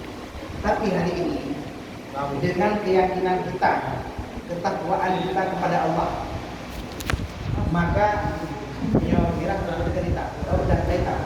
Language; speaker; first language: Indonesian; non-native, local second language; Achinese